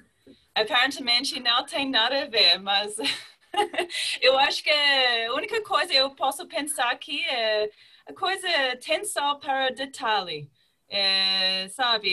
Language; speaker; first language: Portuguese; non-native, fluent; English